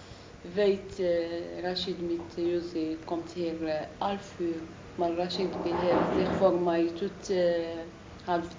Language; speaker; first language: Dutch; non-native, learner; Arabic